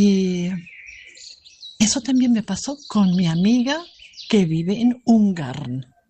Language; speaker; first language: Spanish; non-native, fluent; German